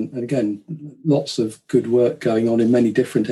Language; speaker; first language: English; native; English